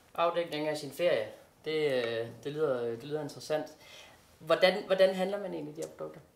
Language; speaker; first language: Danish; native; Danish